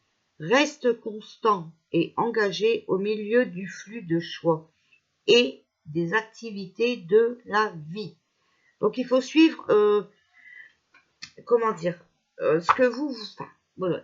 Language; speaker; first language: French; native; French